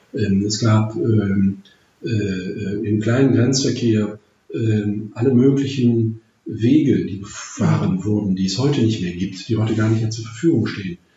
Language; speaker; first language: German; native; German